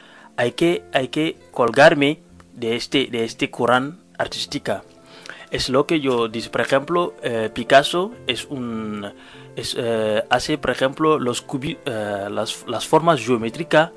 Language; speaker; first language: Spanish; non-native, learner; Wolof